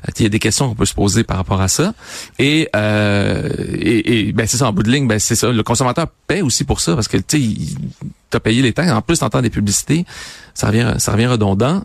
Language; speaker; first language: French; native; French